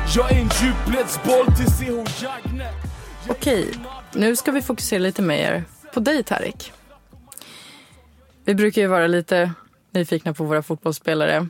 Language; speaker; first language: Swedish; native; Swedish